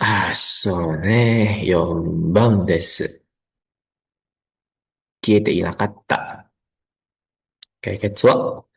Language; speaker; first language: Japanese; non-native, learner; Indonesian